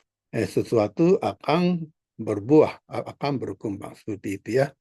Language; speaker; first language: Indonesian; non-native, fluent; Japanese